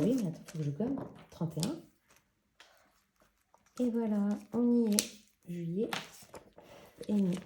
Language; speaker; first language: French; native; French